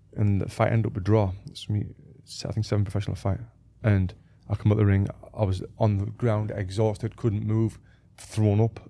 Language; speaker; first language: English; native; English